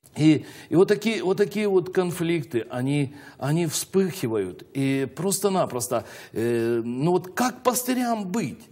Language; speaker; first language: Russian; native; Russian